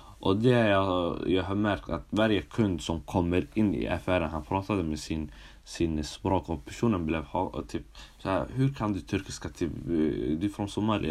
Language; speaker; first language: Swedish; early bilingual, other home language; Somali